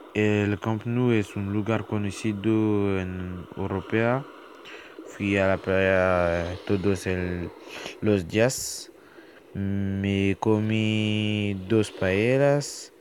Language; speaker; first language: Spanish; non-native, learner; French